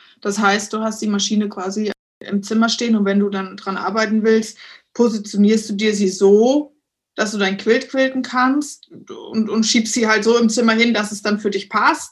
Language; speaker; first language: German; native; German